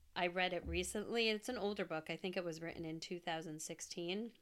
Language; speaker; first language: English; native; English